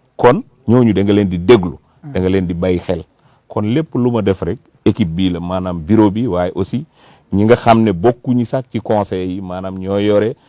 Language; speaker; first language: Wolof; non-native, local second language; Fula